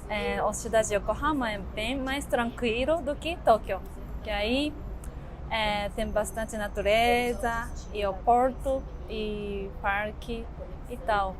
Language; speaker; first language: Portuguese; non-native, learner; Japanese